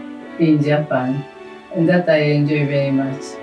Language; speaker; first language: English; non-native, fluent; Japanese